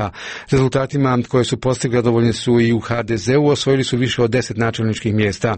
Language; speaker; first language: Croatian; native; Croatian